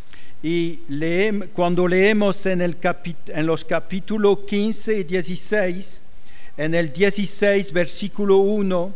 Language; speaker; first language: Spanish; non-native, fluent; French